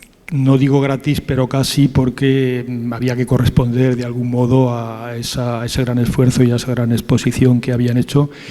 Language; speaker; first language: Spanish; native; Spanish